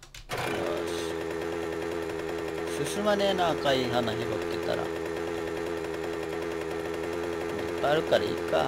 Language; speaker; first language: Japanese; native; Japanese